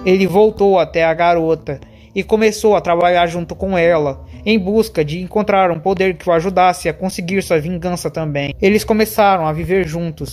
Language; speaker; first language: Portuguese; native; Portuguese